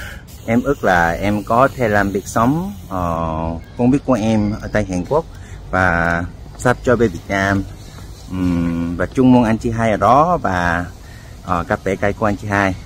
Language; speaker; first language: Vietnamese; non-native, learner; Korean